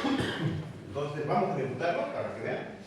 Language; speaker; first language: Spanish; native; Spanish